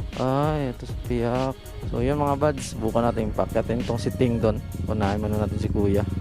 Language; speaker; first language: Filipino; non-native, local second language; Aklanon